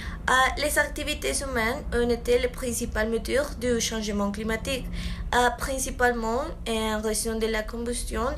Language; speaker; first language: French; non-native, learner; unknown